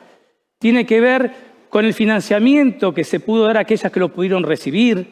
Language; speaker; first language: Spanish; native; Spanish